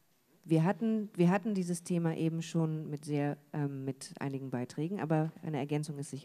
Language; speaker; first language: German; native; German